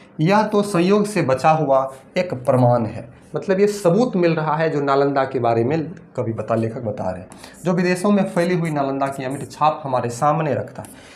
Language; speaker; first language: Hindi; native; Hindi